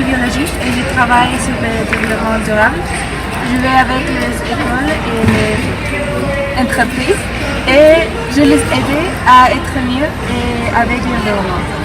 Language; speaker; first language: French; non-native, learner; Spanish